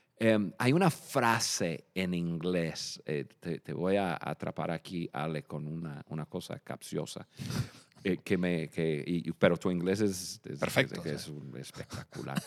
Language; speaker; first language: Spanish; non-native, fluent; English